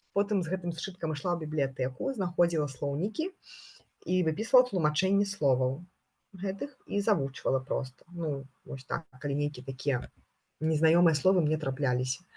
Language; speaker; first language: Belarusian; non-native, local second language; Russian